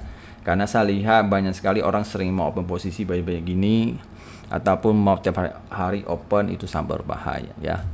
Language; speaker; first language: Indonesian; native; Indonesian